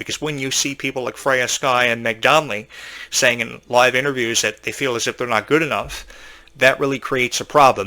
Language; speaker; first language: English; native; English